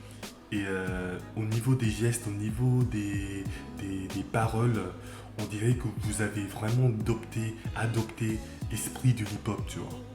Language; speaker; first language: French; non-native, fluent; English